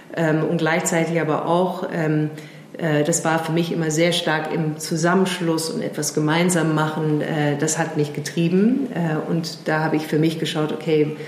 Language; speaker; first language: German; early bilingual, heritage; German